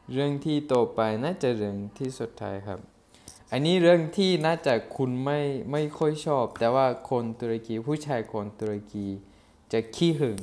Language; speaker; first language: Thai; non-native, fluent; Turkish